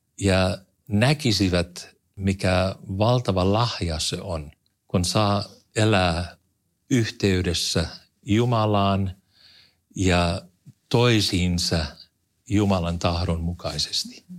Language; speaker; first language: Finnish; non-native, fluent; English